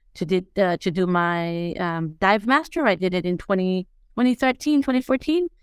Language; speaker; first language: English; non-native, fluent; Spanish